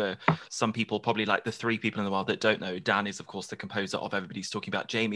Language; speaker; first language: English; native; English